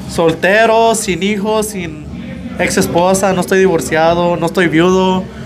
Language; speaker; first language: Spanish; early bilingual, heritage; Spanish